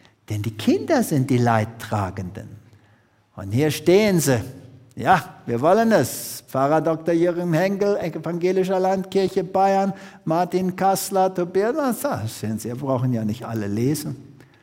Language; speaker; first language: German; native; German